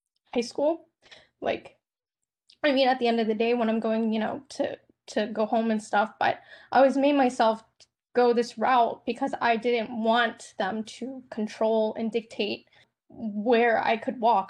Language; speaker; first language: English; native; English